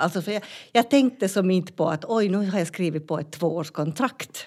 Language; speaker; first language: Swedish; non-native, fluent; Finnish